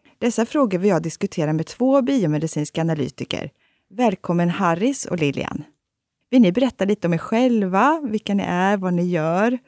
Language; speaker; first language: Swedish; native; Swedish